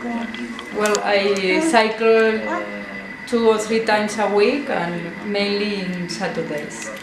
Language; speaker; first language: English; non-native, fluent; Spanish